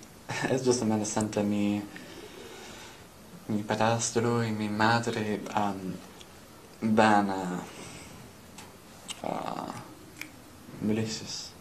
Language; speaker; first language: Spanish; non-native, learner; English